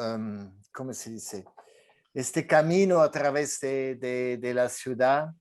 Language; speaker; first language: Spanish; non-native, fluent; French